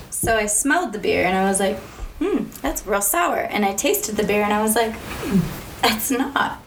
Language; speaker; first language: English; native; English